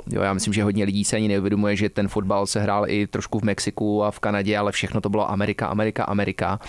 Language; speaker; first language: Czech; early bilingual, heritage; Czech